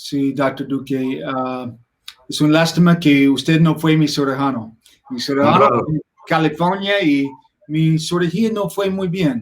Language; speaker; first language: Spanish; non-native, learner; English